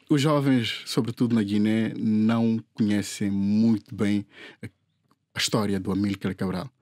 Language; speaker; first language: Portuguese; non-native, local second language; Upper Guinea Crioulo